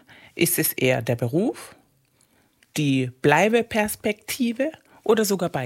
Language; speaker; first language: German; early bilingual, other home language; Spanish